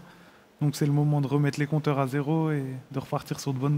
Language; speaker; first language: French; native; French